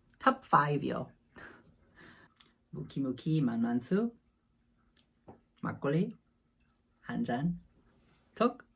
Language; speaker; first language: Korean; non-native, learner; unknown